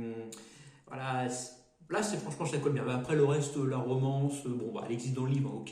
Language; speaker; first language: French; native; French